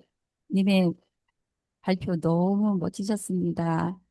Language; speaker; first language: Korean; native; Korean